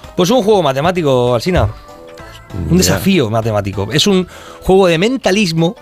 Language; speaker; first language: Spanish; native; Spanish